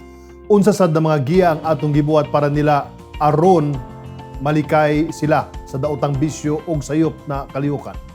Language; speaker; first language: Cebuano; native; Cebuano